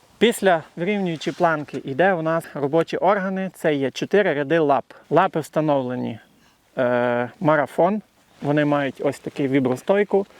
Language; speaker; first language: Ukrainian; native; Ukrainian